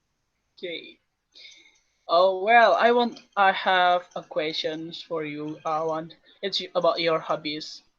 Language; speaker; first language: English; non-native, learner; Indonesian